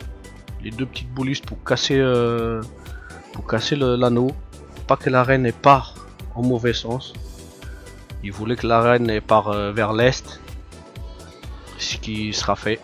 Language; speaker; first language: French; native; French